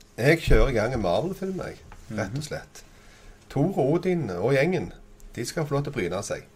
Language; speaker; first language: Norwegian; native; Norwegian